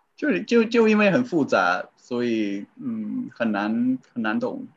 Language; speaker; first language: Chinese; non-native, fluent; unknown